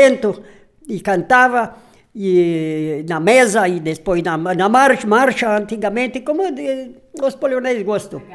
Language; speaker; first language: Portuguese; non-native, local second language; Polish